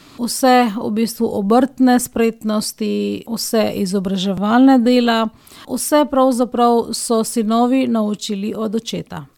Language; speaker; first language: Slovenian; non-native, fluent; Hindi